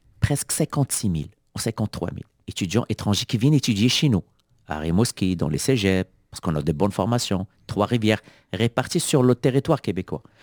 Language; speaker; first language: French; non-native, local second language; Arabic